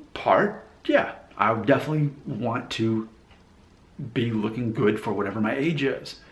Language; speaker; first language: English; native; English